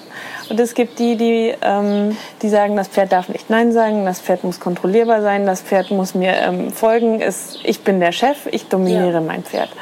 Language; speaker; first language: German; native; German